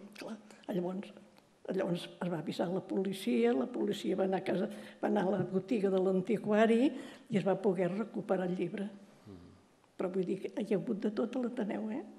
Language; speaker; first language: Catalan; native; Catalan